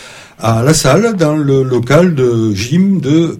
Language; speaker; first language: French; native; French